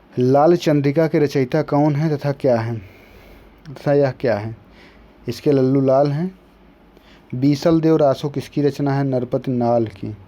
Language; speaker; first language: Hindi; native; Hindi